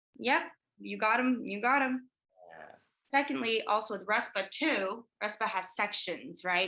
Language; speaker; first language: English; native; English